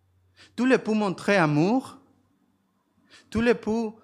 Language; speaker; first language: French; non-native, fluent; Spanish